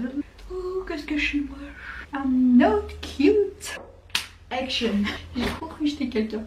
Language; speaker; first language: French; native; French